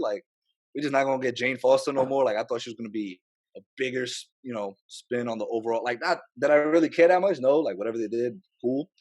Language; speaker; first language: English; native; English